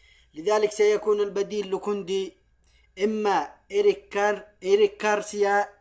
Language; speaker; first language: Arabic; native; Arabic